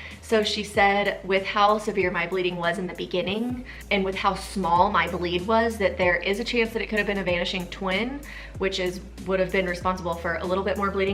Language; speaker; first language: English; native; English